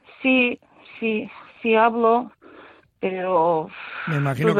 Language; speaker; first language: Spanish; non-native, fluent; Ukrainian